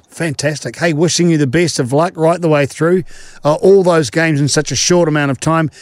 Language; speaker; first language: English; native; English